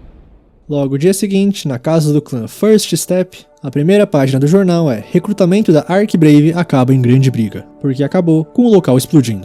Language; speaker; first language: Portuguese; native; Portuguese